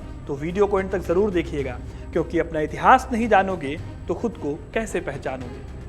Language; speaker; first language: Hindi; native; Hindi